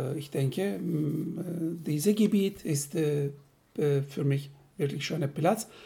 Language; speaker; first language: German; non-native, fluent; Turkish